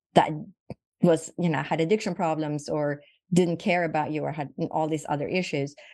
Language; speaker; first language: English; non-native, fluent; Swedish